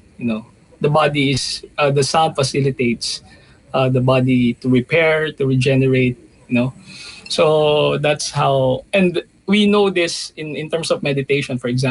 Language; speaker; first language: English; non-native, local second language; Filipino